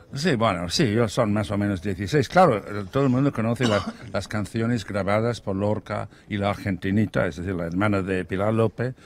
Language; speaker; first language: Spanish; non-native, fluent; English